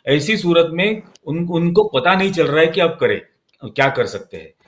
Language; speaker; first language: Hindi; non-native, local second language; Marathi